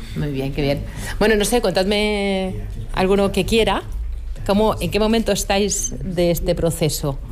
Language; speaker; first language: Spanish; native; Spanish